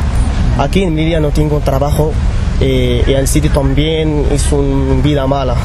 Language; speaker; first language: Spanish; non-native, learner; Arabic